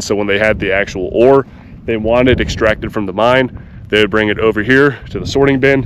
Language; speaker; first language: English; native; English